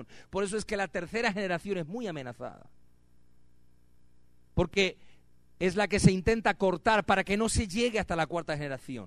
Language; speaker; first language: Spanish; native; Spanish